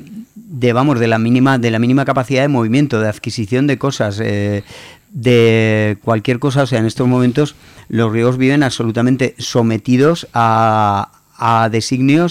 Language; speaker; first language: Spanish; native; Spanish